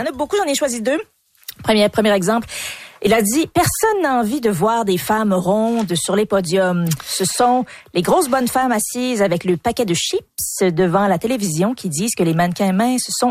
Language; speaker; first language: French; native; French